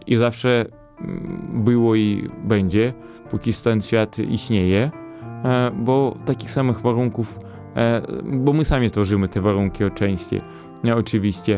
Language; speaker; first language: Polish; non-native, fluent; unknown